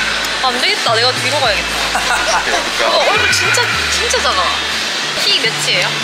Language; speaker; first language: Korean; non-native, local second language; Indonesian